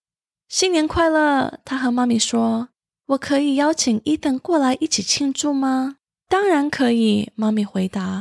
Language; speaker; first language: Chinese; early bilingual, heritage; Chinese